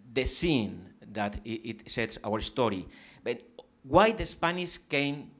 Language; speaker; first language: English; non-native, fluent; Spanish